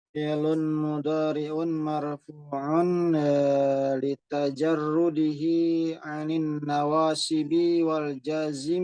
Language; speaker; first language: Arabic; non-native, learner; Indonesian